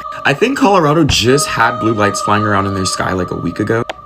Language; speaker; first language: English; native; English